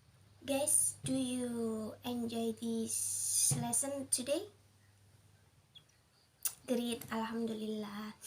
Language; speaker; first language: English; non-native, learner; Indonesian